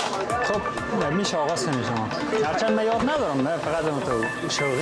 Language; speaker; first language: Persian; native; Persian